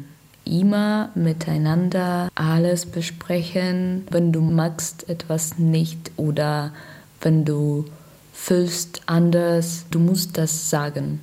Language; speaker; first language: German; non-native, learner; Russian